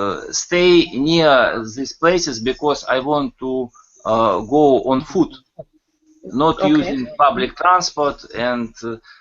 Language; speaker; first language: English; non-native, learner; Russian